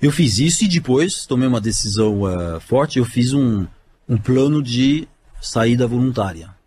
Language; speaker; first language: Portuguese; non-native, fluent; French